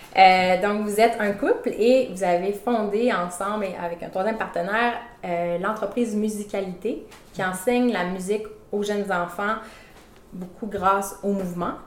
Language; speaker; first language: French; native; French